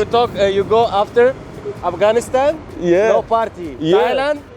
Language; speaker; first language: English; non-native, learner; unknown